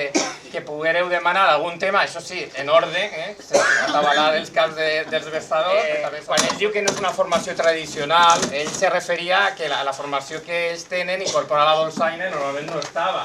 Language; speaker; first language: Catalan; native; Catalan